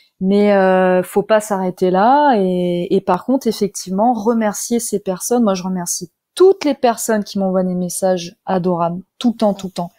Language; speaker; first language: French; native; French